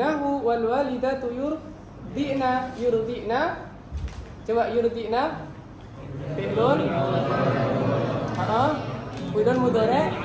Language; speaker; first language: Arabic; non-native, fluent; Indonesian